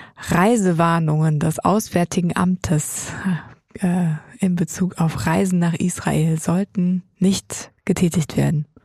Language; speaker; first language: German; native; German